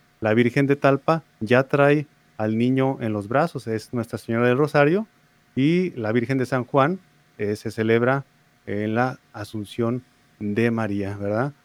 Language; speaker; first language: Spanish; native; Spanish